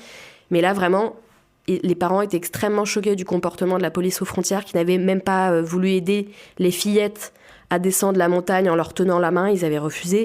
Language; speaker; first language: French; native; French